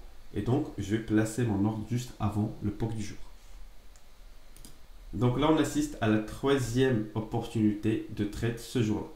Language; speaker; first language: French; native; French